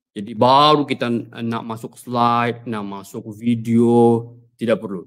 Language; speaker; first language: Malay; native; Malay